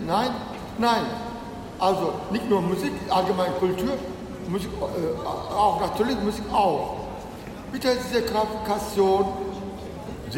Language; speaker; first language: German; non-native, fluent; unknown